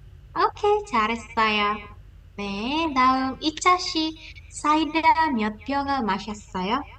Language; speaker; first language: Korean; non-native, fluent; Indonesian